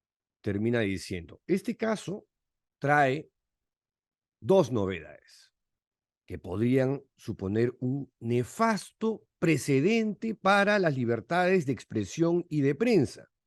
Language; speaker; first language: Spanish; native; Spanish